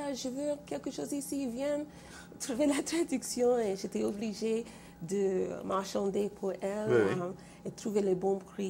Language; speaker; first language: French; non-native, fluent; English